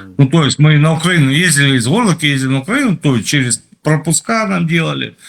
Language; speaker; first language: Russian; native; Russian